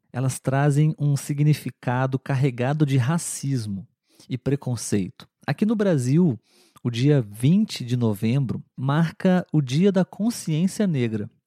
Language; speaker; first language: Portuguese; native; Portuguese